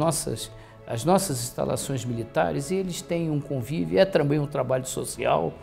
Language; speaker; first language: Portuguese; native; Portuguese